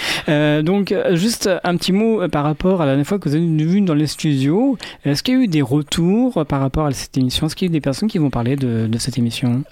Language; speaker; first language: French; native; French